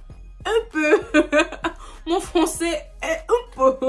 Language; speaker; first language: French; non-native, learner; English